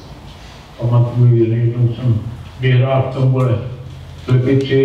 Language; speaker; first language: Czech; non-native, local second language; German